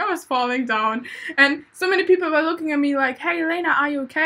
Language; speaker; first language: English; non-native, fluent; German